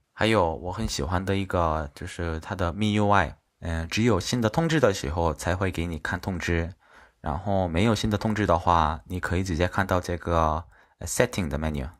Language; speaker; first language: Chinese; non-native, fluent; Korean